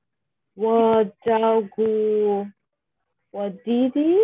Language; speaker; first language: Chinese; non-native, learner; English